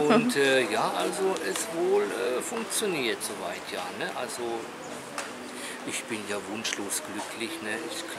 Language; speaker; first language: German; native; German